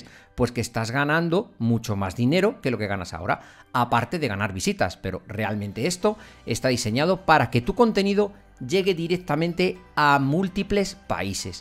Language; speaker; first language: Spanish; native; Spanish